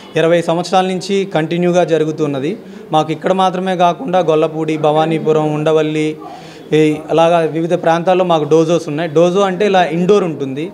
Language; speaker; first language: Telugu; native; Telugu